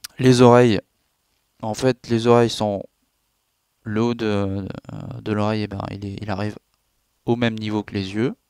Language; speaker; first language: French; native; French